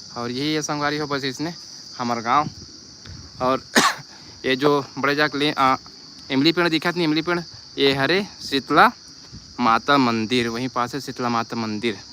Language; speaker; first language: Hindi; native; Hindi